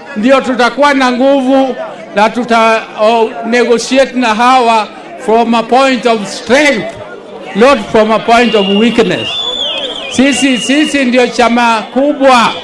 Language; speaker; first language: Swahili; non-native, local second language; Luo (Kenya and Tanzania)